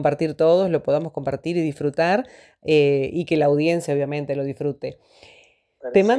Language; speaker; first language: Spanish; native; Spanish